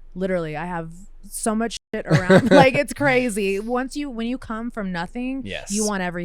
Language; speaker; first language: English; native; English